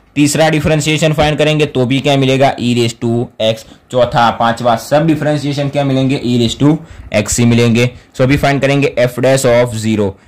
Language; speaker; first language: Hindi; non-native, local second language; Gujarati